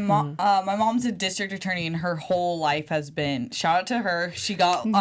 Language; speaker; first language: English; native; English